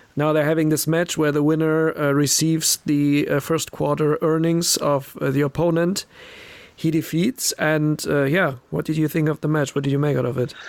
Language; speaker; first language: English; non-native, fluent; German